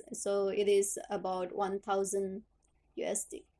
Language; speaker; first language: English; non-native, learner; Indonesian